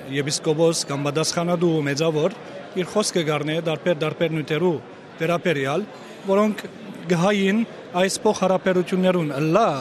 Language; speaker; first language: Armenian; native; Armenian